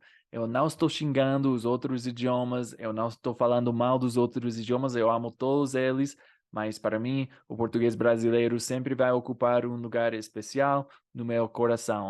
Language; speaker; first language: Portuguese; non-native, fluent; English